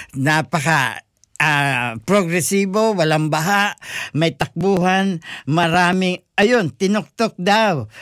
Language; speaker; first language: Filipino; non-native, local second language; Bikol